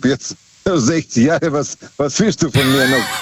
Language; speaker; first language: German; non-native, fluent; Serbian